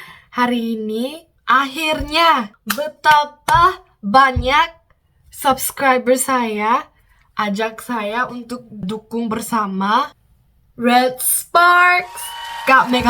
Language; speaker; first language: Indonesian; non-native, fluent; Korean